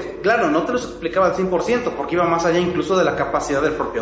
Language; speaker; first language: Spanish; native; Spanish